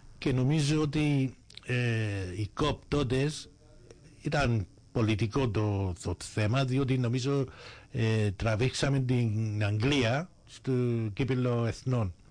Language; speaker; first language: Greek; early bilingual, heritage; Greek